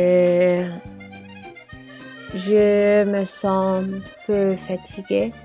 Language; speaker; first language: French; non-native, learner; Arabic